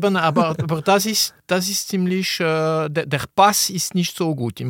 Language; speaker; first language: German; non-native, local second language; French